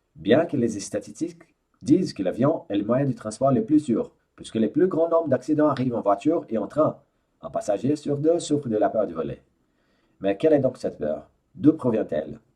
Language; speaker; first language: French; non-native, fluent; Portuguese